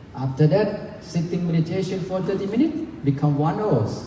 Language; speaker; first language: English; non-native, learner; Thai